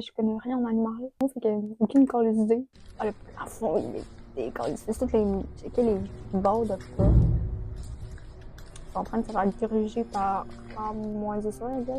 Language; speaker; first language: French; native; French